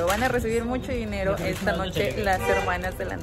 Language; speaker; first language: Spanish; native; Spanish